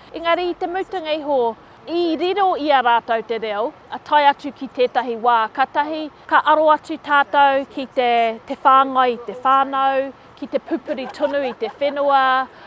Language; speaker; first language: Māori; non-native, local second language; English